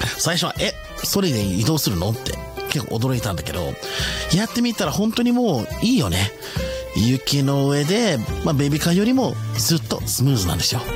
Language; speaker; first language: Japanese; non-native, fluent; English